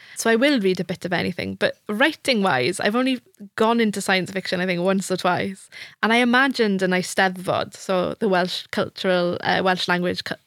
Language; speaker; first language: English; non-native, local second language; Welsh